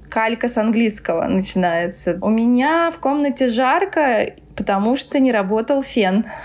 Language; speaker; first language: Russian; non-native, local second language; Tatar